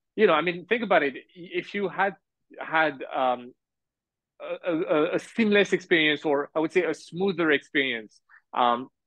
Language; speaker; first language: English; early bilingual, heritage; Arabic